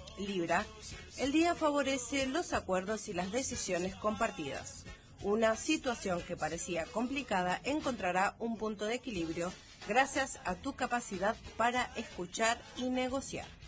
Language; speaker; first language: Spanish; native; Spanish